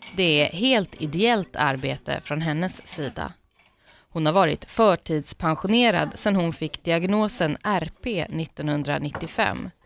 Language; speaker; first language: Swedish; native; Swedish